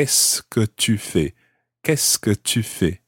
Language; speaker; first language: French; non-native, fluent; English